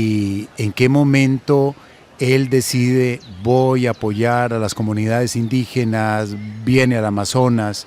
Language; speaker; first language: Spanish; native; Spanish